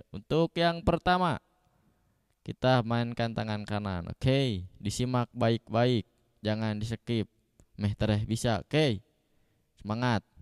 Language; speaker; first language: Indonesian; non-native, local second language; Sundanese